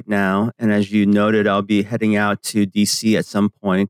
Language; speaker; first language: English; early bilingual, other home language; Korean